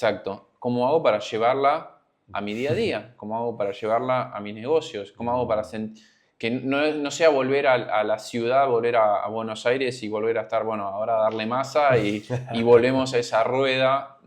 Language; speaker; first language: Spanish; native; Spanish